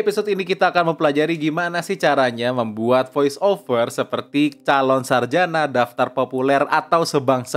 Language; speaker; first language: Indonesian; native; Indonesian